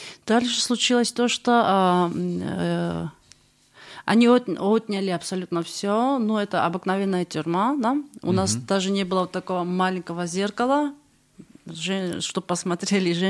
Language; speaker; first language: Russian; non-native, fluent; Georgian